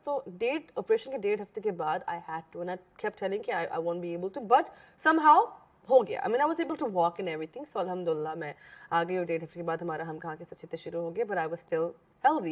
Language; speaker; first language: Urdu; early bilingual, heritage; Hindi